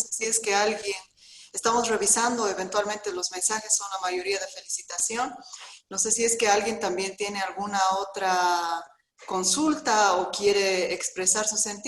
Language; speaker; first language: Spanish; native; Spanish